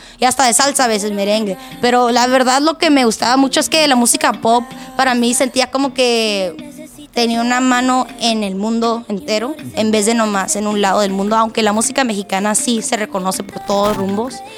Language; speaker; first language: Spanish; early bilingual, heritage; Spanish